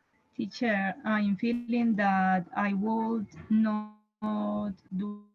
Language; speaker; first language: English; non-native, learner; Spanish